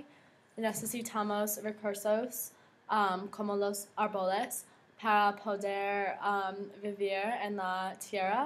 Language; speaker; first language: Spanish; non-native, learner; English